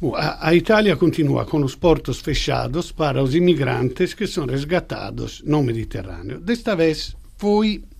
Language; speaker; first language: Portuguese; non-native, fluent; Italian